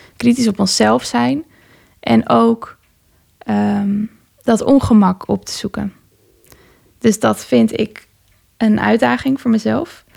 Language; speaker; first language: Dutch; native; Dutch